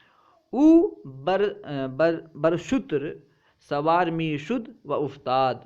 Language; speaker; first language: Persian; non-native, fluent; Urdu